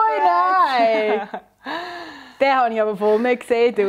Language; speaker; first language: German; native; German